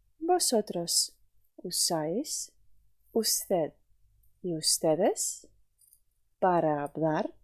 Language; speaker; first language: Spanish; non-native, fluent; Ukrainian